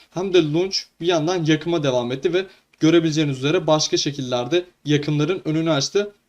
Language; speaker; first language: Turkish; native; Turkish